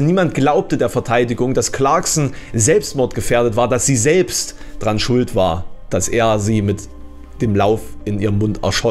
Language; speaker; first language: German; native; German